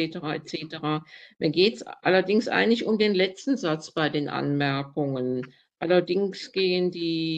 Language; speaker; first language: German; native; German